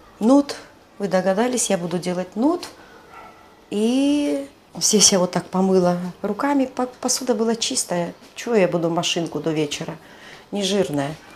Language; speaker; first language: Russian; non-native, local second language; Georgian